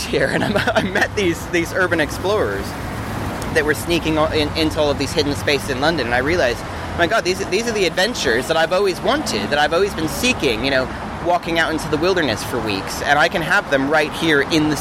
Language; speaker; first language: English; native; English